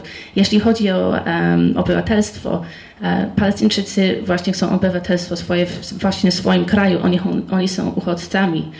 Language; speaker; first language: Polish; non-native, fluent; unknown